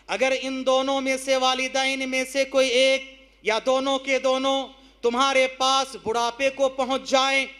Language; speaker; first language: Urdu; native; Urdu